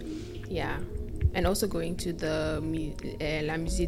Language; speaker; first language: English; non-native, local second language; Akan